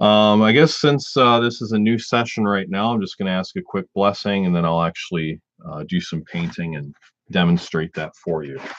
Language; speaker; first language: English; native; English